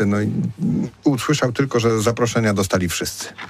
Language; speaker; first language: Polish; native; Polish